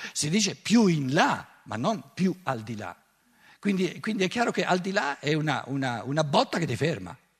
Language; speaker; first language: Italian; native; Italian